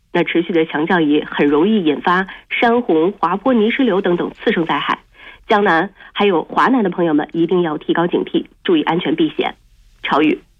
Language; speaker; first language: Chinese; native; Chinese